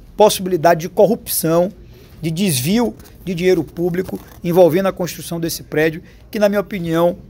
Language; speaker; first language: Portuguese; native; Portuguese